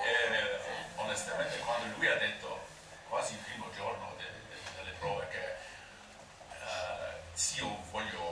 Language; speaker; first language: Italian; non-native, learner; English